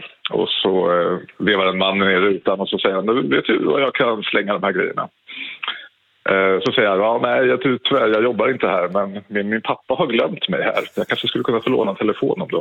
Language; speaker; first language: Swedish; native; Swedish